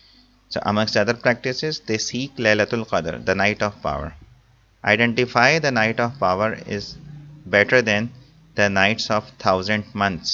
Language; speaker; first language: English; non-native, local second language; Urdu